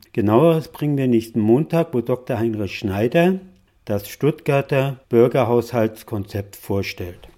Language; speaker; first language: German; native; German